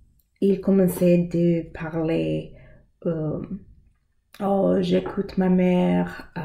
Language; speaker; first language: French; non-native, learner; English